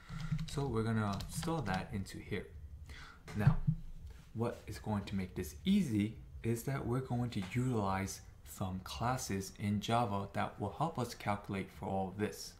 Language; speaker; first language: English; native; English